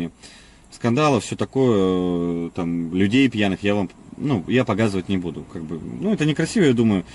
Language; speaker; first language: Russian; native; Russian